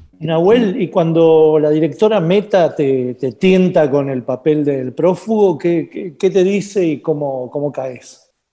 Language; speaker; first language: Spanish; native; Spanish